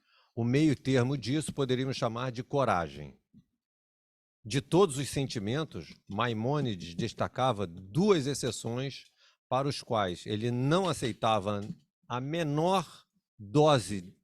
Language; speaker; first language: Portuguese; native; Portuguese